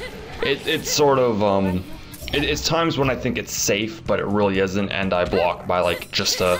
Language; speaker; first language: English; native; English